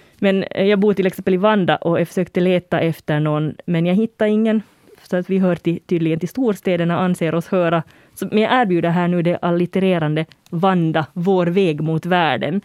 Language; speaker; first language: Swedish; native; Swedish